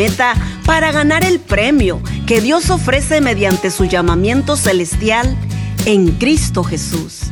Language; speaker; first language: Spanish; native; Spanish